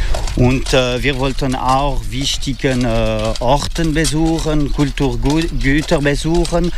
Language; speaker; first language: German; non-native, fluent; French